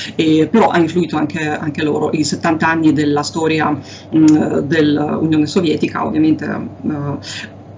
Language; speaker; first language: Italian; non-native, fluent; Russian